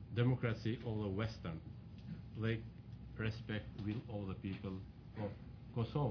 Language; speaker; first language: English; non-native, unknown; Albanian